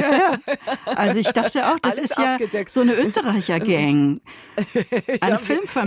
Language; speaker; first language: German; native; German